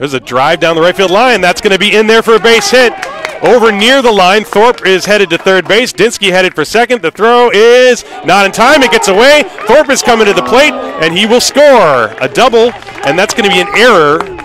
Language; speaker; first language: English; native; English